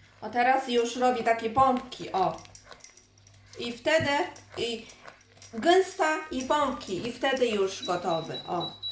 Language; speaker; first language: Polish; non-native, learner; Chinese